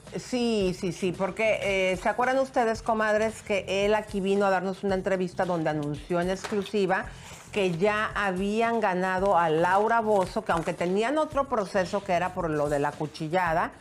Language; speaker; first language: Spanish; native; Spanish